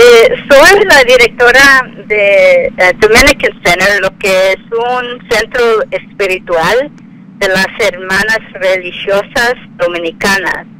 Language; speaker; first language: Spanish; non-native, fluent; English